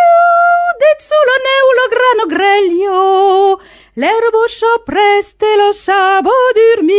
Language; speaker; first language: French; native; French